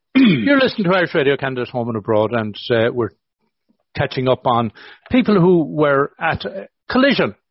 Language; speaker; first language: English; native; English